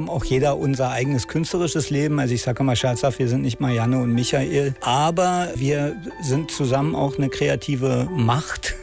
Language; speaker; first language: German; native; German